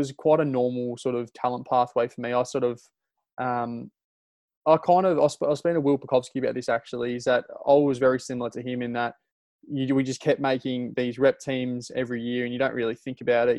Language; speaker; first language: English; native; English